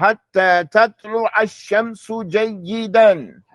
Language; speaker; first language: Arabic; non-native, fluent; English